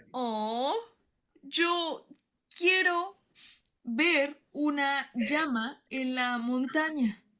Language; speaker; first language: Spanish; non-native, learner; English